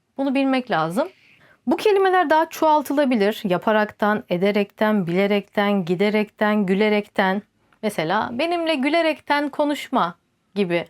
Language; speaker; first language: Turkish; native; Turkish